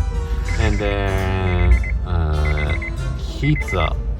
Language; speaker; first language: English; non-native, learner; Japanese